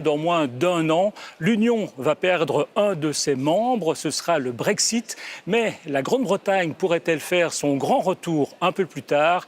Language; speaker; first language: French; native; French